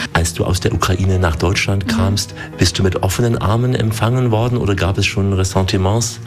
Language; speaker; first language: German; native; German